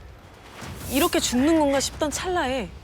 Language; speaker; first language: Korean; native; Korean